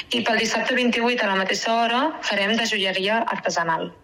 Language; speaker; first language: Catalan; native; Catalan